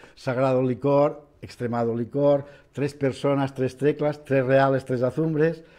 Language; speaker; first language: Spanish; non-native, local second language; Catalan